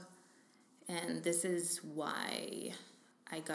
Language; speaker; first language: English; non-native, fluent; French